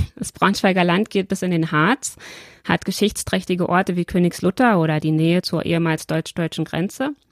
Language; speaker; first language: German; native; German